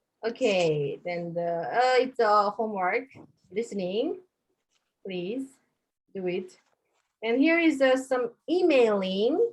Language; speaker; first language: English; non-native, fluent; Korean